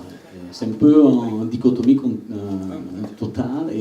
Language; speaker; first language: French; non-native, learner; Italian